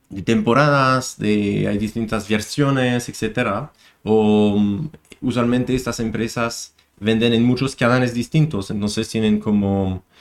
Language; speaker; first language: Spanish; non-native, fluent; French